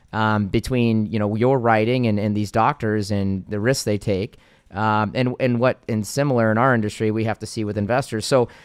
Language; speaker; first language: English; native; English